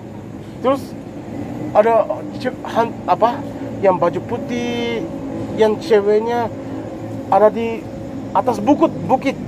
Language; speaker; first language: Indonesian; non-native, learner; Japanese